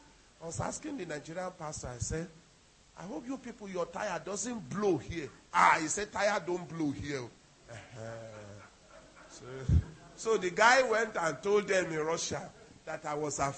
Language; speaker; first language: English; non-native, local second language; Yoruba